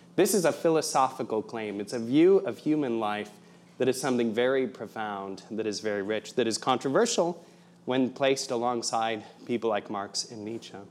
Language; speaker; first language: English; native; English